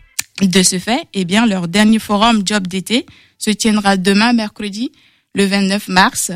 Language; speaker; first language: French; native; French